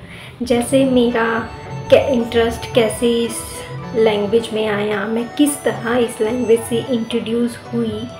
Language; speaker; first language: Hindi; native; Hindi